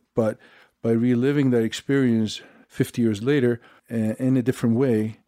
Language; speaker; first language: English; non-native, fluent; Swedish